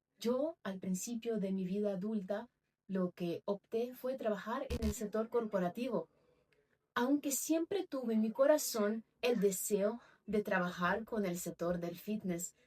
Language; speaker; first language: Spanish; non-native, fluent; Portuguese